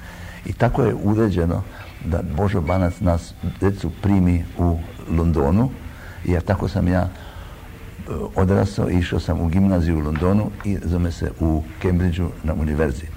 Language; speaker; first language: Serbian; early bilingual, heritage; Croatian